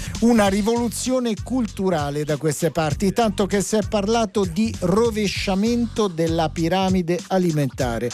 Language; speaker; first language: Italian; native; Italian